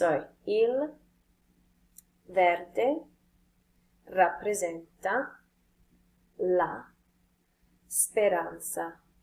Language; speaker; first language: Italian; non-native, fluent; English